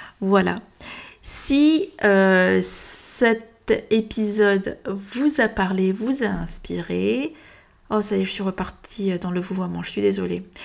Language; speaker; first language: French; early bilingual, heritage; French